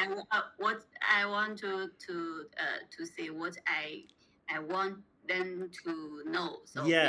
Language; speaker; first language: English; non-native, learner; Chinese